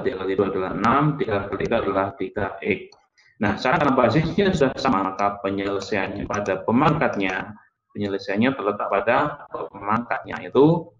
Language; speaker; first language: Indonesian; native; Indonesian